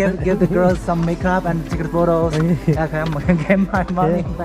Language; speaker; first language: English; non-native, learner; Chinese